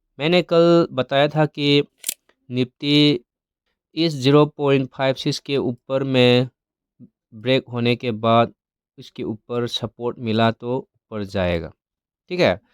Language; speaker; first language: Hindi; non-native, local second language; Manipuri